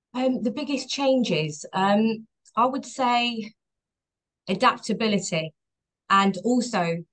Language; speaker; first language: English; native; English